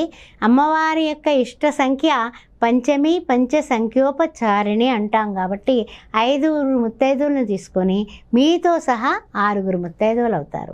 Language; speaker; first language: Telugu; native; Telugu